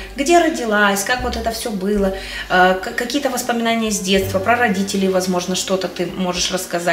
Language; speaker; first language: Russian; native; Russian